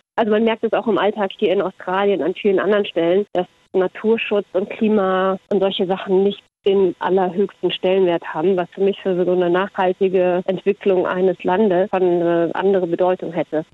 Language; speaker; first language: German; early bilingual, heritage; German